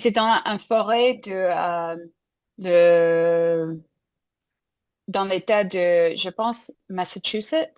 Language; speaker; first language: French; non-native, fluent; English